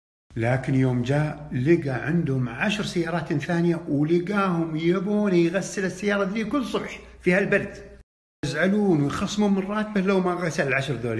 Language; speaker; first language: Arabic; native; Arabic